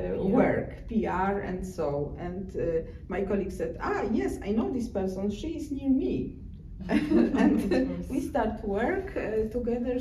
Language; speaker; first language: English; non-native, learner; Polish